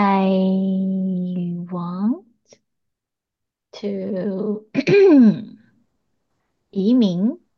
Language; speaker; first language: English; non-native, learner; Chinese